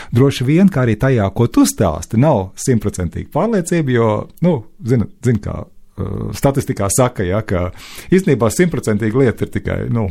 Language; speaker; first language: Latvian; native; Latvian